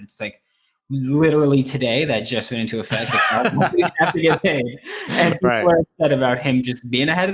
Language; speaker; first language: English; native; English